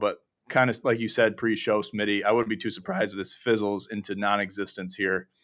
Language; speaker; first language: English; native; English